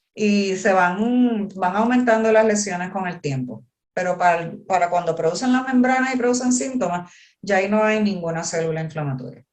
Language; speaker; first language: Spanish; native; Spanish